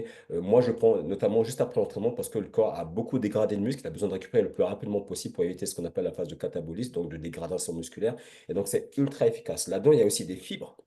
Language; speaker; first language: French; native; French